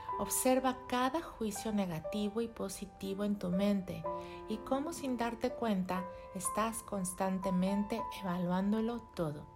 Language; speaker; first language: Spanish; native; Spanish